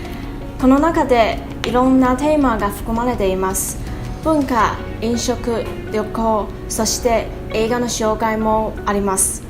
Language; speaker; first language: Japanese; non-native, learner; Chinese